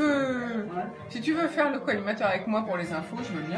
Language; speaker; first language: French; native; French